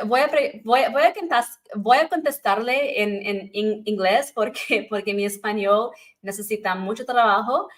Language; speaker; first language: Spanish; non-native, learner; English